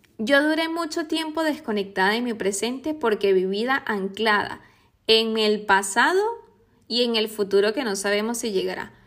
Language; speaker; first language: Spanish; native; Spanish